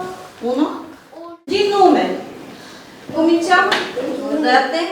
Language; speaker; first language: Italian; non-native, fluent; Bulgarian